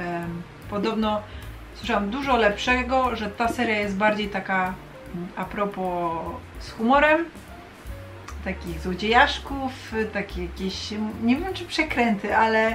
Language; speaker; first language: Polish; native; Polish